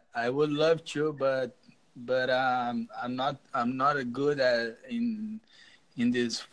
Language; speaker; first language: English; non-native, learner; Portuguese